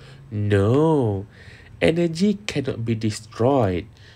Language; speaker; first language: English; non-native, local second language; Malay